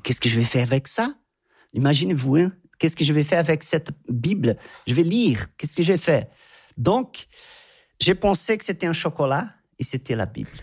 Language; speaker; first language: French; non-native, fluent; Portuguese